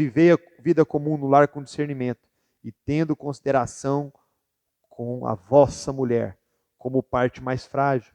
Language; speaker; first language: Portuguese; native; Portuguese